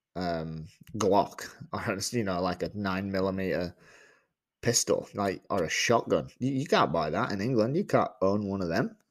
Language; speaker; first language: English; native; English